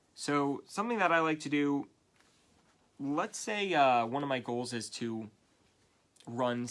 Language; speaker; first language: English; native; English